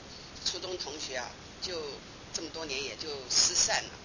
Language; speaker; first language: Chinese; native; Chinese